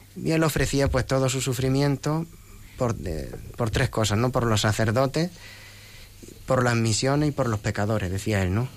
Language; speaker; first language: Spanish; native; Spanish